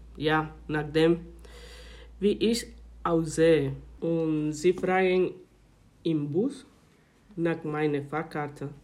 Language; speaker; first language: German; non-native, learner; Spanish